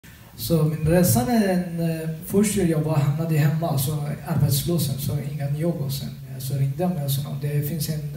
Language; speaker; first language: Swedish; non-native, learner; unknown